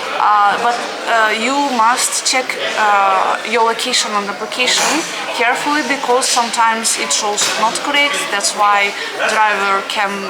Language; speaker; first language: English; non-native, fluent; Russian